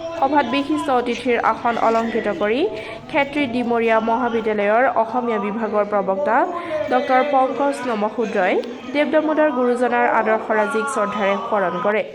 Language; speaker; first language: Assamese; native; Assamese